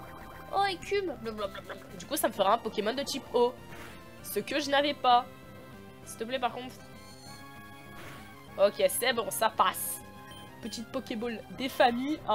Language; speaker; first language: French; native; French